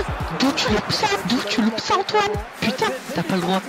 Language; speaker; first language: French; native; French